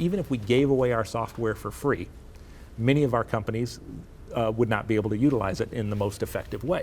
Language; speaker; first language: English; native; English